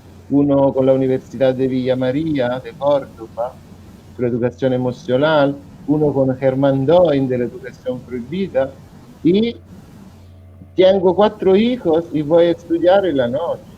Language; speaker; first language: Spanish; non-native, fluent; Italian